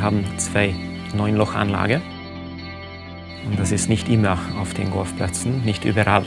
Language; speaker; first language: German; non-native, fluent; Hungarian